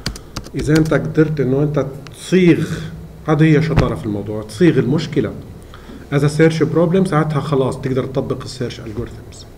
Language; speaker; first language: Arabic; native; Arabic